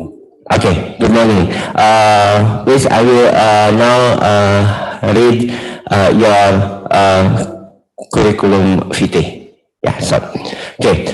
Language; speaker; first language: English; non-native, learner; Indonesian